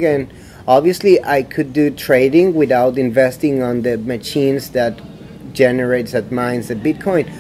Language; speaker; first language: English; non-native, fluent; Spanish